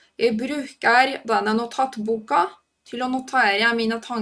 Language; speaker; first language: Norwegian; non-native, fluent; Polish